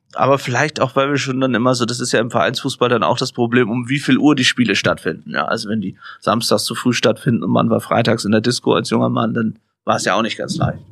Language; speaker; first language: German; native; German